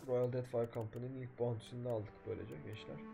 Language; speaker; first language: Turkish; native; Turkish